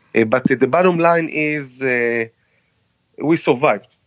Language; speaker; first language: English; non-native, fluent; Hebrew